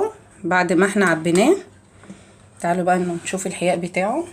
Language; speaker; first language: Arabic; native; Arabic